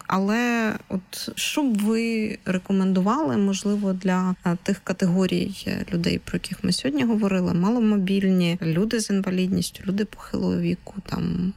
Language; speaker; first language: Ukrainian; native; Ukrainian